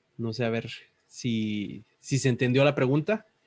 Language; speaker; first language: Spanish; native; Spanish